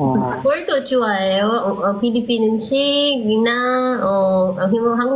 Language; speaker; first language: Korean; non-native, learner; Filipino